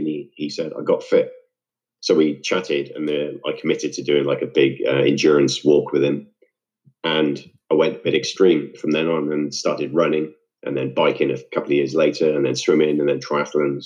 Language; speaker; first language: English; native; English